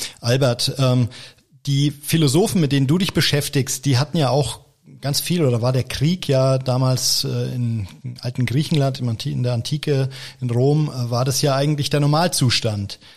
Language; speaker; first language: German; native; German